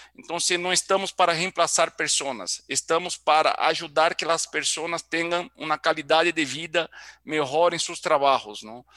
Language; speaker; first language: Portuguese; native; Portuguese